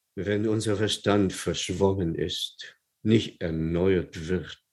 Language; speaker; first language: German; non-native, fluent; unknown